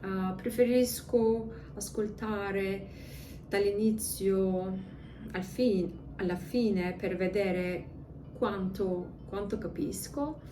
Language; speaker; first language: Italian; non-native, learner; English